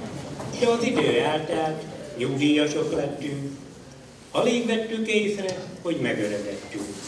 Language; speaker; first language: Hungarian; native; Hungarian